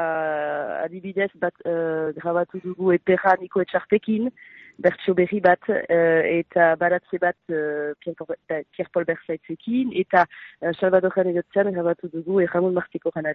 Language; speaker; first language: Basque; non-native, local second language; French